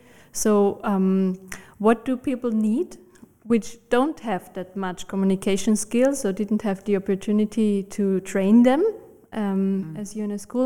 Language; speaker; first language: English; non-native, fluent; German